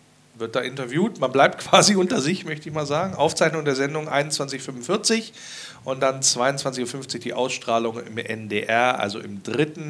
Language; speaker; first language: German; native; German